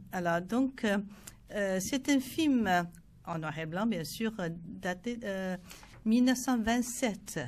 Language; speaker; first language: French; non-native, fluent; Chinese